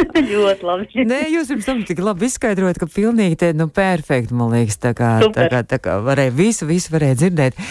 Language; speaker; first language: Latvian; native; Latvian